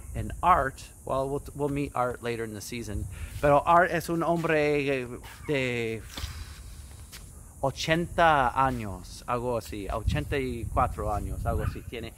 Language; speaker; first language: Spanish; non-native, fluent; English